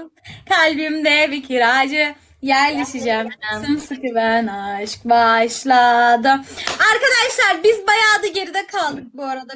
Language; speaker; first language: Turkish; native; Turkish